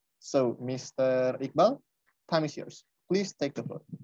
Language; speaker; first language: English; non-native, fluent; Indonesian